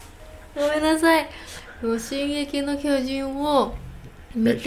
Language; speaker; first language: Japanese; non-native, fluent; English